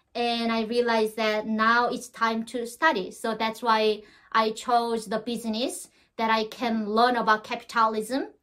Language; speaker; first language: English; non-native, learner; Korean